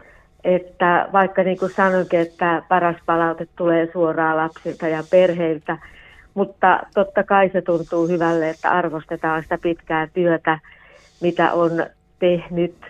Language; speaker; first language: Finnish; native; Finnish